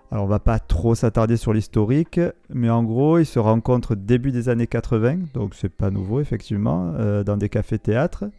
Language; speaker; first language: French; native; French